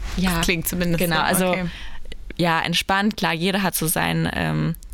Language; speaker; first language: German; native; German